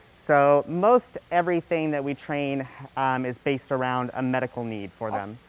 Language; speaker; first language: English; native; English